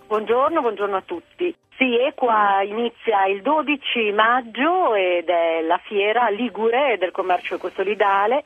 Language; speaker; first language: Italian; native; Italian